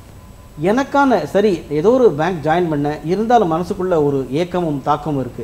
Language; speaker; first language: Tamil; native; Tamil